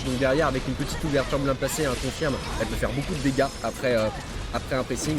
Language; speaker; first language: French; native; French